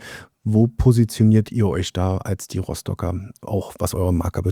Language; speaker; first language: German; native; German